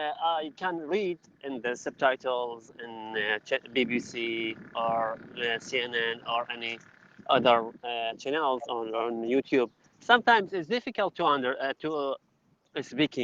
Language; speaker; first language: English; non-native, learner; Arabic